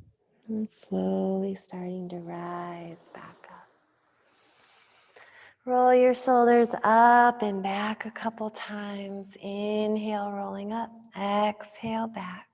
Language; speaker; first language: English; native; English